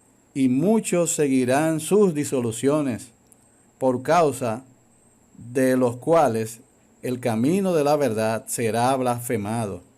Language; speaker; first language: Spanish; native; Spanish